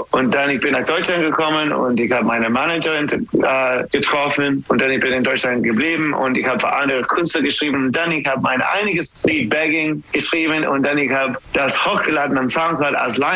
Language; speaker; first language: German; non-native, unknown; English